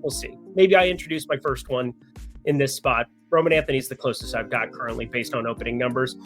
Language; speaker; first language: English; native; English